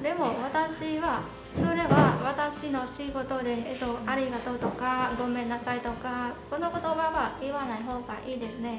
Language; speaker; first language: Japanese; non-native, learner; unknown